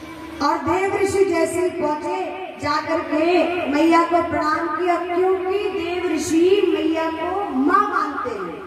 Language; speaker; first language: Hindi; native; Hindi